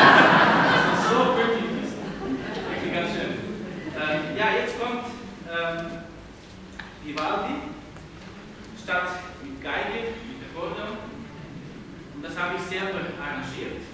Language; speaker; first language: German; non-native, fluent; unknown